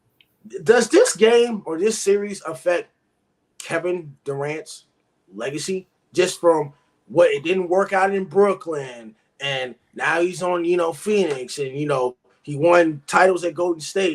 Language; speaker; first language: English; native; English